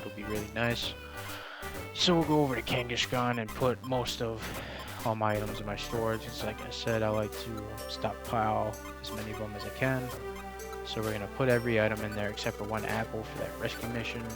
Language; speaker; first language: English; native; English